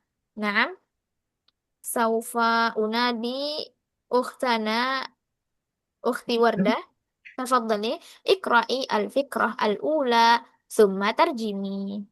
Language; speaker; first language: Arabic; non-native, fluent; Indonesian